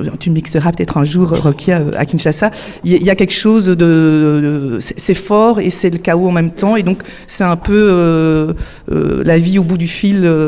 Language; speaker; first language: French; native; French